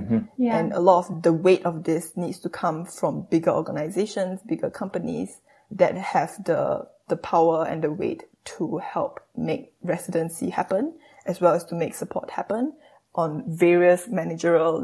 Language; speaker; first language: English; native; English